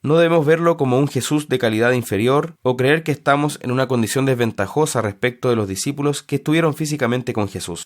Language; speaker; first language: Spanish; native; Spanish